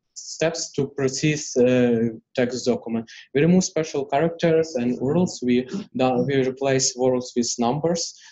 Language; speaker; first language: English; non-native, fluent; Ukrainian